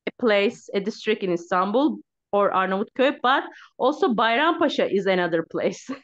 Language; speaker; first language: English; non-native, learner; Turkish